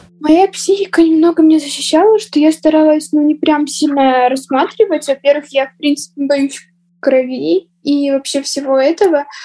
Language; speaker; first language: Russian; native; Russian